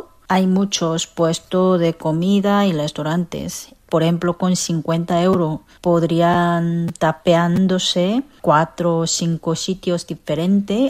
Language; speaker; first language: Spanish; non-native, learner; Korean